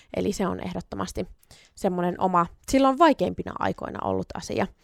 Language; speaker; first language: Finnish; native; Finnish